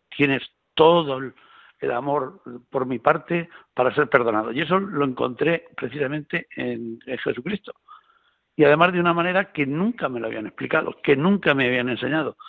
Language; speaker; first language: Spanish; native; Spanish